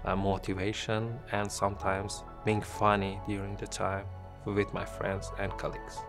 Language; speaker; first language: English; non-native, fluent; Persian